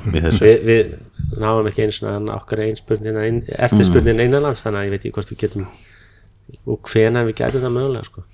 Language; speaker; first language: Icelandic; non-native, fluent; English